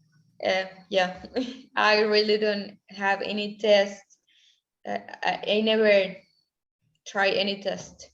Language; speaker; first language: English; non-native, learner; Spanish